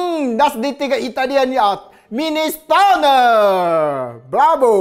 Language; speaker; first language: German; non-native, learner; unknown